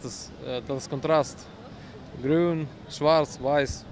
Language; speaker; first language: German; non-native, learner; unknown